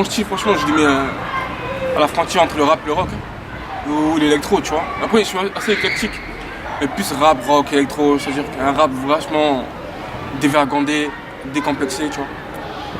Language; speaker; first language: French; native; French